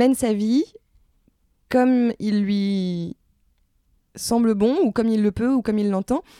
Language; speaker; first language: French; native; French